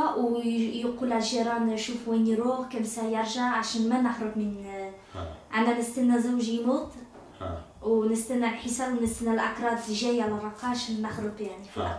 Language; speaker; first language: Arabic; non-native, learner; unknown